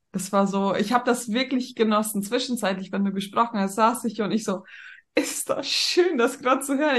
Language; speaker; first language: German; native; German